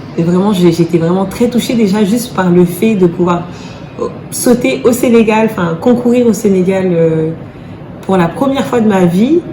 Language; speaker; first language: French; early bilingual, other home language; Wolof